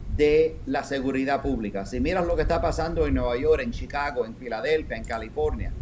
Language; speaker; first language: Spanish; early bilingual, heritage; Spanish